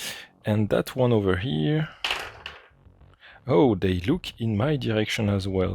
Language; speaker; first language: English; non-native, fluent; French